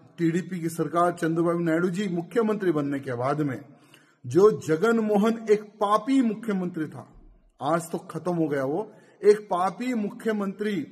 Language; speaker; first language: Hindi; native; Hindi